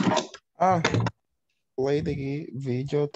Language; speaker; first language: English; non-native, learner; Portuguese